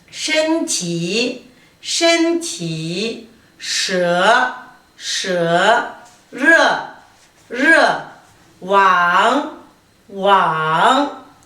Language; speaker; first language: Chinese; non-native, fluent; Kazakh